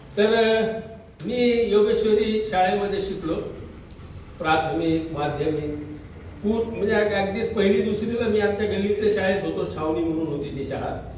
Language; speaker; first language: Marathi; non-native, local second language; Urdu